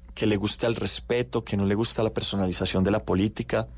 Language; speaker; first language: Spanish; native; Spanish